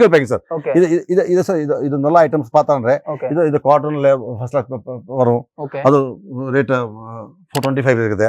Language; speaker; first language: Tamil; non-native, local second language; Kannada